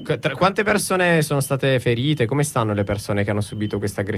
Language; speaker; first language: Italian; native; Italian